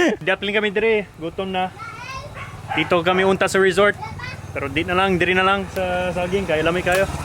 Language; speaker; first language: Cebuano; non-native, fluent; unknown